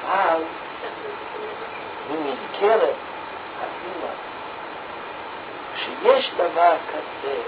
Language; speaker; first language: Hebrew; non-native, fluent; Russian